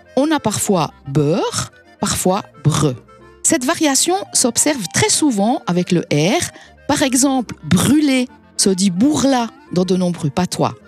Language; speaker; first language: French; native; French